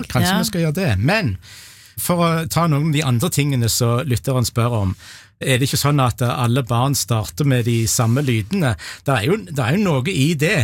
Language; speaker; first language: Norwegian; native; Norwegian